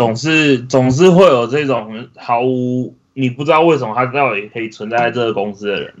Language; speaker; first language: Chinese; native; Chinese